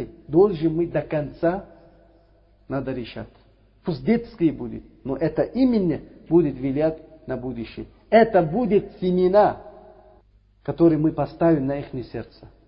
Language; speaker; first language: Russian; non-native, learner; Uzbek